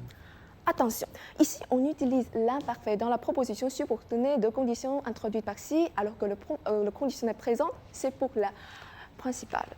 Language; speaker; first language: French; non-native, fluent; Chinese